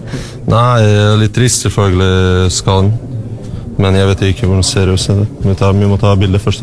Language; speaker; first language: Norwegian; non-native, fluent; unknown